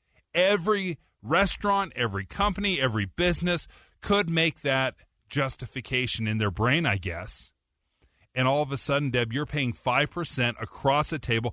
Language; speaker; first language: English; native; English